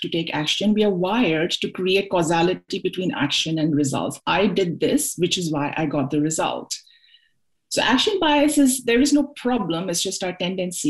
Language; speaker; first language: English; non-native, local second language; Hindi